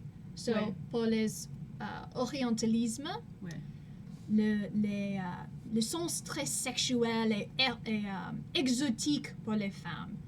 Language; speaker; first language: French; non-native, learner; English